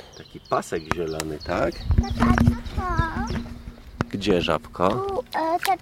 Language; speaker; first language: Polish; native; Polish